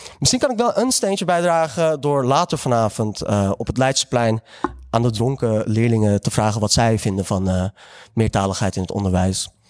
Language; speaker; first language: Dutch; early bilingual, other home language; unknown